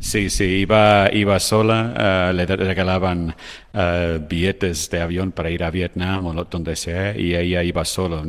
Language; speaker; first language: Spanish; non-native, fluent; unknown